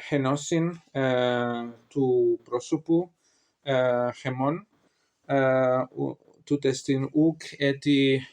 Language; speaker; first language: Greek; non-native, learner; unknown